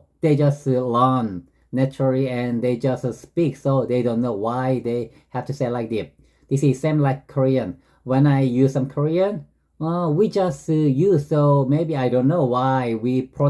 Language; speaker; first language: English; non-native, learner; Korean